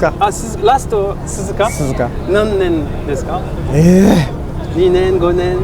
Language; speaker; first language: Japanese; non-native, learner; French